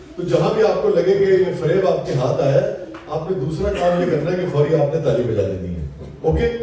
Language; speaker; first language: Urdu; non-native, local second language; Punjabi